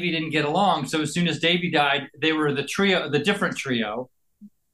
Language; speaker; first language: English; native; English